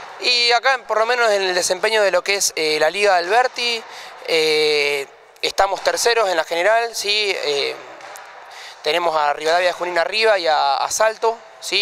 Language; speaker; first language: Spanish; native; Spanish